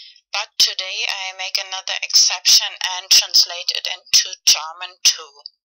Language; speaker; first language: English; non-native, fluent; German